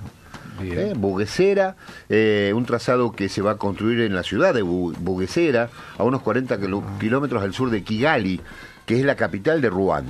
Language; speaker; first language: Spanish; native; Spanish